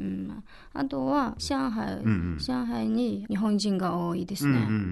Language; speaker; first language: Japanese; non-native, learner; Chinese